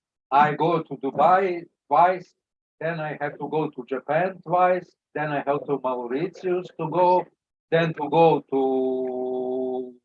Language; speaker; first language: English; non-native, learner; Serbian